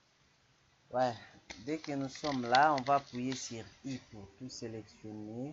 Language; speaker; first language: French; non-native, local second language; Lingala